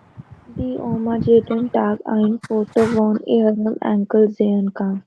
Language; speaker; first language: German; non-native, learner; Hindi